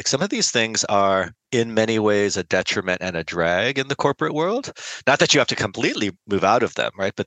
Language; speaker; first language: English; native; English